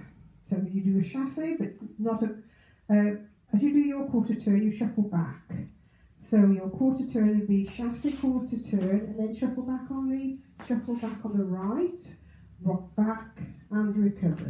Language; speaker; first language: English; native; English